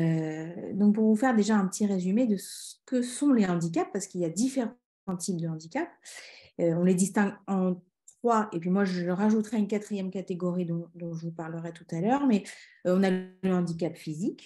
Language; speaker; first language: French; native; French